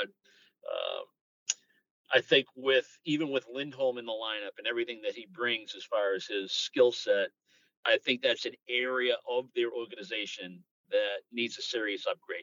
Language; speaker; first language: English; native; English